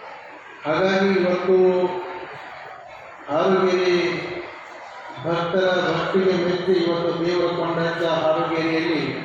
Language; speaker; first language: Kannada; native; Kannada